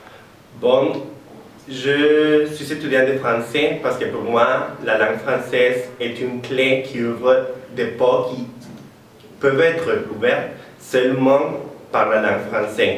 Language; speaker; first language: French; non-native, learner; Spanish